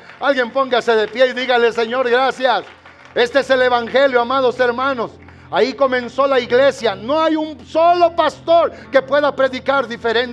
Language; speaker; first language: Spanish; native; Spanish